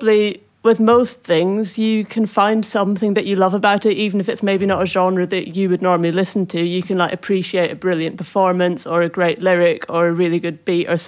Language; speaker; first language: English; native; English